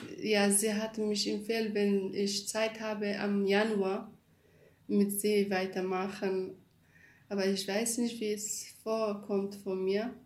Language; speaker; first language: German; non-native, learner; Kurdish